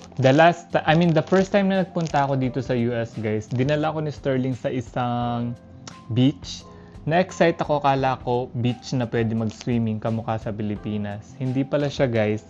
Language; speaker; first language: Filipino; native; Filipino